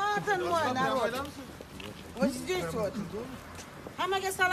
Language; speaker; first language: Russian; non-native, local second language; Uzbek